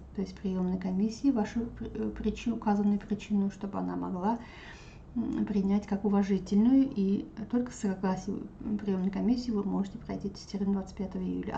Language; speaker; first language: Russian; non-native, local second language; Tatar